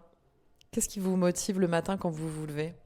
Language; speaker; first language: French; native; French